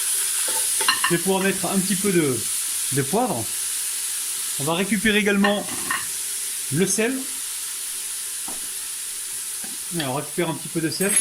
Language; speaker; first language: French; native; French